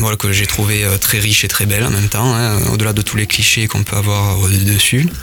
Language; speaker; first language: French; native; French